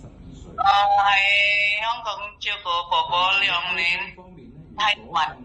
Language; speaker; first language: Cantonese; non-native, learner; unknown